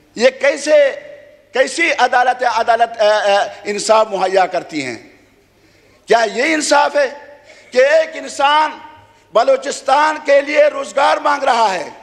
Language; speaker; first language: Urdu; non-native, local second language; Khowar